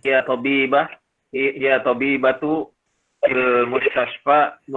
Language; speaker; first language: Arabic; non-native, learner; Indonesian